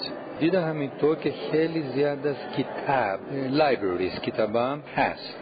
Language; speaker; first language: Persian; non-native, learner; Greek